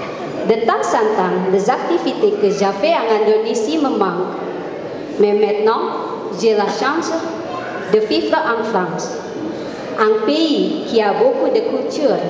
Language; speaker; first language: French; non-native, learner; Indonesian